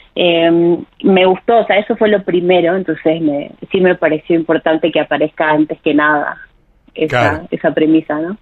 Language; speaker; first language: Spanish; native; Spanish